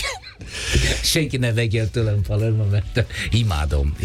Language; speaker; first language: Hungarian; non-native, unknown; Italian